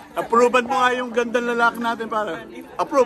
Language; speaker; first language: Filipino; native; Filipino